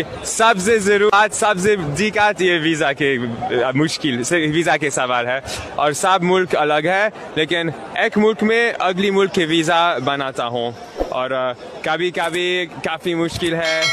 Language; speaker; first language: Hindi; non-native, learner; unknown